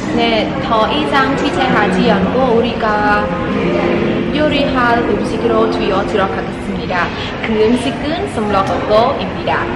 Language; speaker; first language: Korean; non-native, learner; Khmer